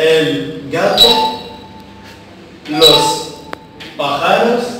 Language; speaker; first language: Spanish; non-native, fluent; Arabic